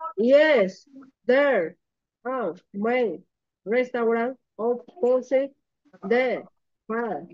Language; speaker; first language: English; non-native, learner; Spanish